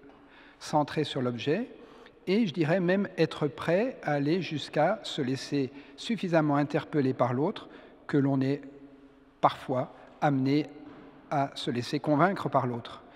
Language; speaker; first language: French; native; French